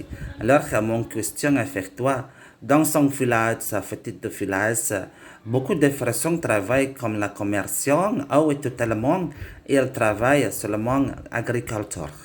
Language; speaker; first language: French; non-native, learner; Indonesian